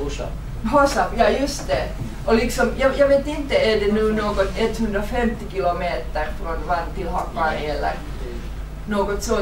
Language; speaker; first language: Swedish; non-native, fluent; Finnish